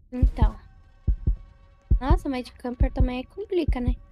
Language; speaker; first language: Portuguese; native; Portuguese